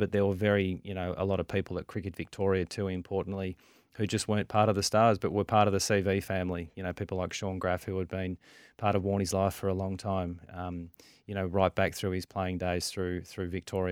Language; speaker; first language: English; native; English